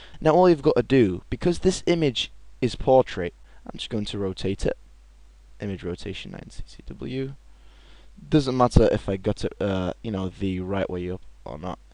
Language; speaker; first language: English; native; English